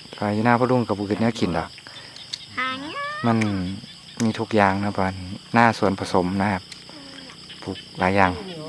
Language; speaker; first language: Thai; native; Thai